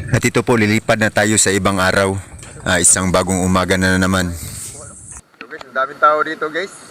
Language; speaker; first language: Filipino; non-native, local second language; Cebuano